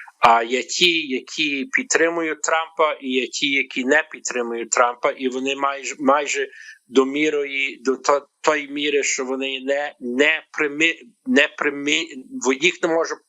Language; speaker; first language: Ukrainian; early bilingual, heritage; Ukrainian